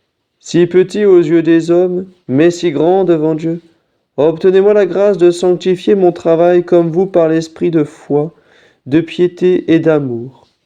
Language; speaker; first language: French; native; French